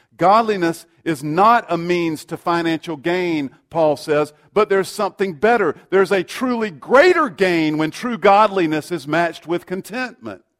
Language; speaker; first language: English; native; English